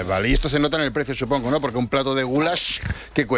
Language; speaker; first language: Spanish; native; Spanish